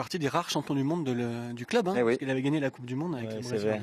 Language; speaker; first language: French; native; French